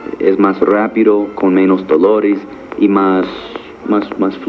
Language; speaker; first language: Spanish; non-native, learner; English